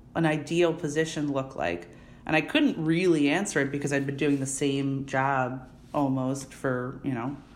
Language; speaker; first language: English; native; English